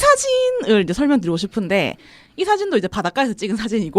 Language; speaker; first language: Korean; native; Korean